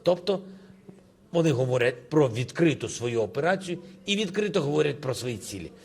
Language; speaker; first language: Ukrainian; non-native, local second language; Russian